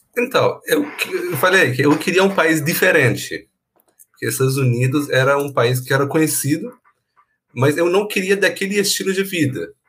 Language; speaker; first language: Portuguese; non-native, fluent; Persian